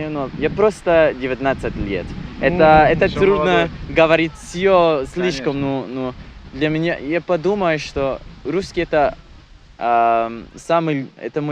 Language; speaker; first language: Russian; non-native, learner; English